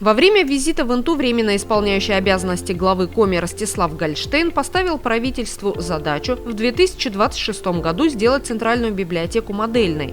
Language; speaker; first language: Russian; native; Russian